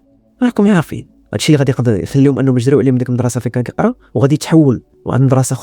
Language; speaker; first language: Arabic; native; Arabic